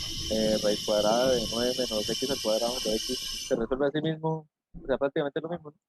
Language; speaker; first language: Spanish; native; Spanish